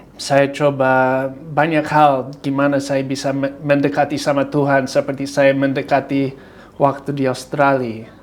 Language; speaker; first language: Indonesian; non-native, fluent; English